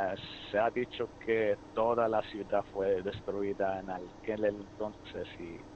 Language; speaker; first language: Spanish; early bilingual, heritage; Spanish